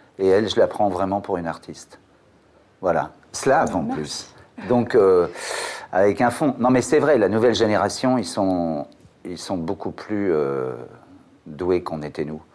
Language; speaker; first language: French; native; French